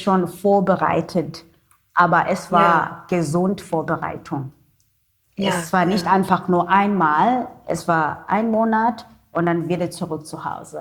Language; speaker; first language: German; non-native, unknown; Xhosa